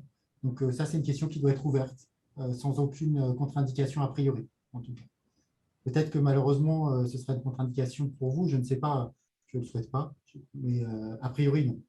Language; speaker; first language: French; native; French